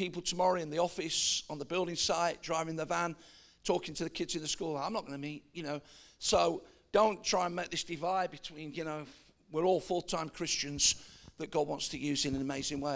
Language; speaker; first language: English; native; English